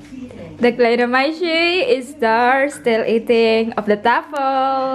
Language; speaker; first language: English; non-native, local second language; Filipino